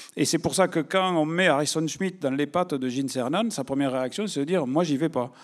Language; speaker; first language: French; native; French